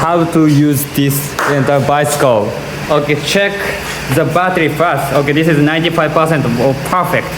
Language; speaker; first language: English; non-native, learner; Japanese